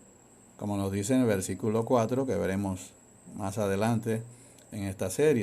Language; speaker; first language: Spanish; native; Spanish